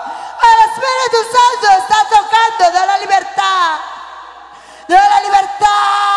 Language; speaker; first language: Spanish; non-native, local second language; Kaqchikel